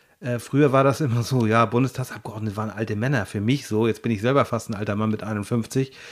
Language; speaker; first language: German; native; German